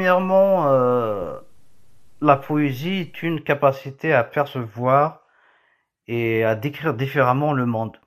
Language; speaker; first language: French; non-native, local second language; Kabyle